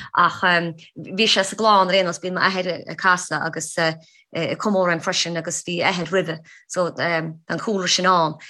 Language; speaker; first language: Irish; native; Irish